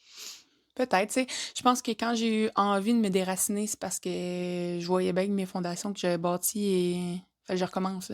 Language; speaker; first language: French; native; French